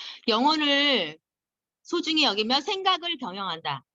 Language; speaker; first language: Korean; native; Korean